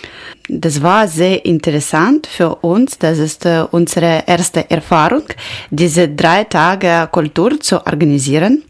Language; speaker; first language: German; non-native, learner; Ukrainian